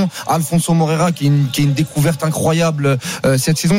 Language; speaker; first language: French; native; French